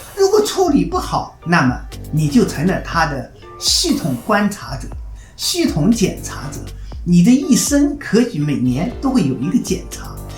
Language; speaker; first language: Chinese; native; Chinese